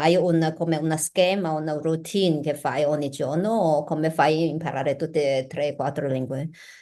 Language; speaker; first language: Italian; non-native, learner; Chinese